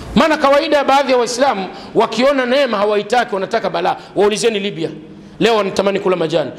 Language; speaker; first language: Swahili; native; Swahili